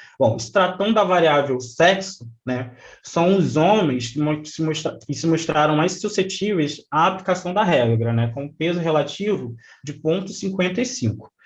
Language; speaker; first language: Portuguese; native; Portuguese